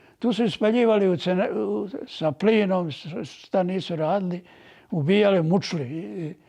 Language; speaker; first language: Bosnian; native; Bosnian